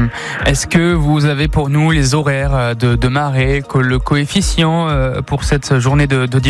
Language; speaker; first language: French; native; French